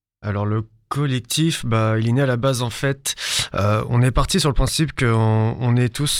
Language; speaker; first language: French; native; French